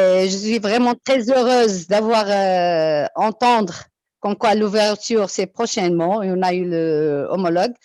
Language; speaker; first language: French; non-native, local second language; Arabic